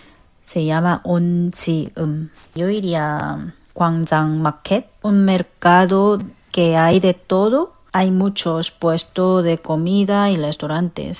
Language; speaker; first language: Spanish; non-native, fluent; Korean